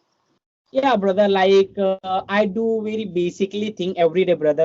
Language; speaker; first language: English; non-native, learner; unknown